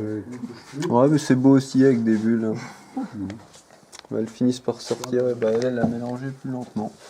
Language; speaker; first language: French; native; French